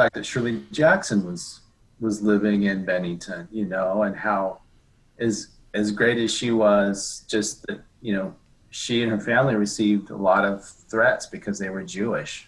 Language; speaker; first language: English; native; English